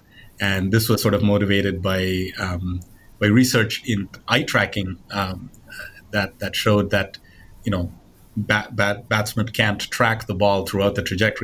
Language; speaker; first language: English; non-native, local second language; Tamil